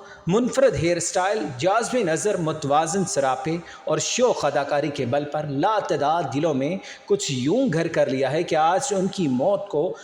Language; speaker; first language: Urdu; native; Urdu